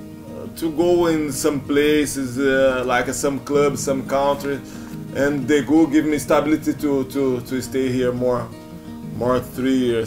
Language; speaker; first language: English; non-native, learner; Portuguese